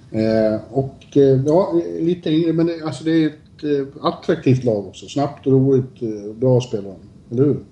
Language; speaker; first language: Swedish; native; Swedish